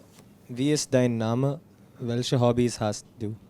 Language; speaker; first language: German; non-native, learner; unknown